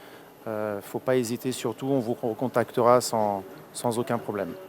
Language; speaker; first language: French; native; French